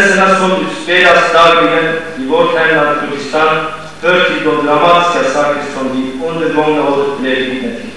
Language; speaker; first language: Swedish; non-native, fluent; Kurdish